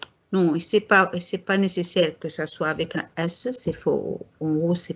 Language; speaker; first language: French; non-native, fluent; Arabic